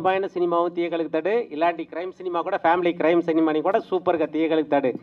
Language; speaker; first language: Telugu; native; Telugu